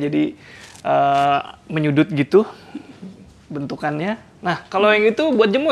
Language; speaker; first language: Indonesian; native; Indonesian